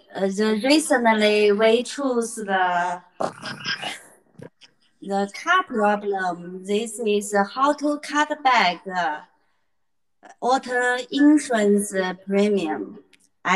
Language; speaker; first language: English; non-native, learner; Chinese